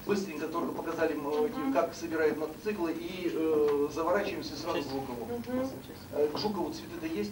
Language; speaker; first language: Russian; native; Russian